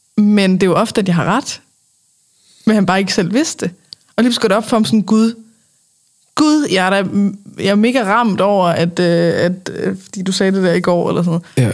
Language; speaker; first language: Danish; native; Danish